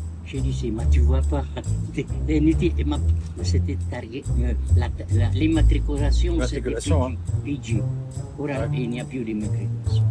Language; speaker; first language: French; non-native, learner; Italian